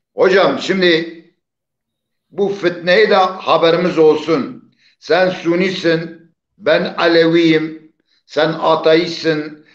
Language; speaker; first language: Turkish; non-native, local second language; Zaza